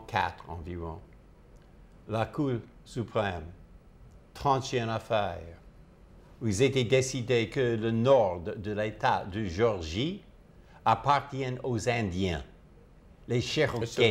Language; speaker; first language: French; non-native, fluent; English